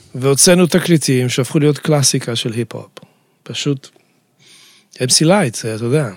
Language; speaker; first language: Hebrew; native; Hebrew